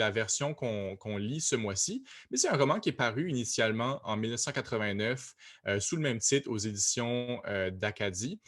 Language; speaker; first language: French; native; French